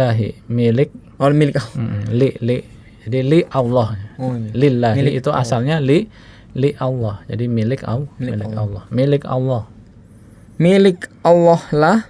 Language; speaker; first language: Indonesian; native; Indonesian